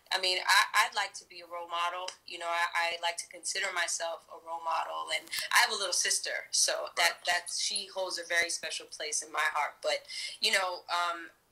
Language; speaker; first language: English; native; English